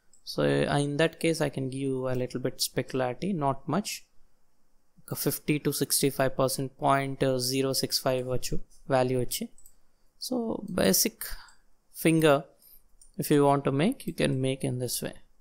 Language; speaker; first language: English; non-native, local second language; Telugu